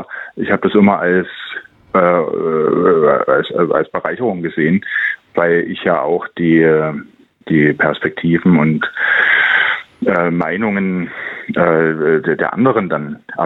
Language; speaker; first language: German; native; German